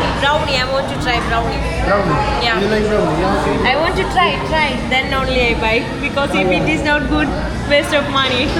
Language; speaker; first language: English; non-native, local second language; Malayalam